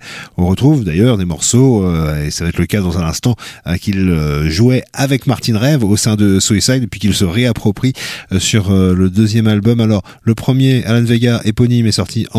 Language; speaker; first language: French; native; French